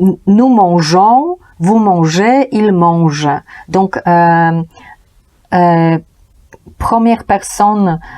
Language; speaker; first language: French; non-native, learner; Polish